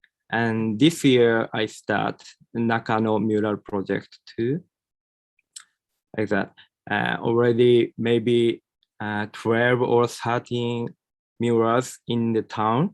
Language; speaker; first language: English; non-native, learner; Japanese